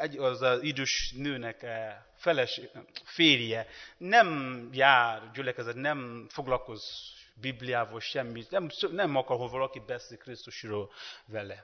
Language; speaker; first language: Hungarian; non-native, learner; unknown